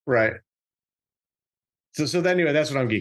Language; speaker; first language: English; native; English